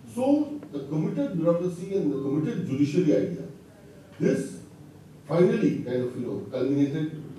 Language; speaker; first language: English; non-native, local second language; Bangla